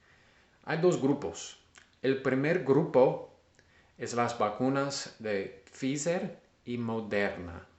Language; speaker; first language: Spanish; non-native, learner; English